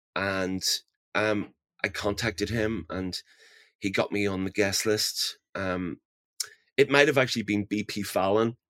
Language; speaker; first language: English; native; English